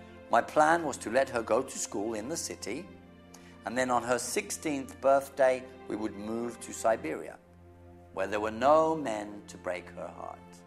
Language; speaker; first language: English; native; English